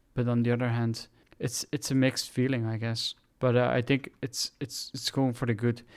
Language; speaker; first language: English; non-native, fluent; Dutch